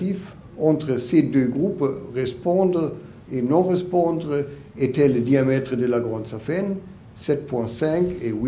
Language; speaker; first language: French; non-native, learner; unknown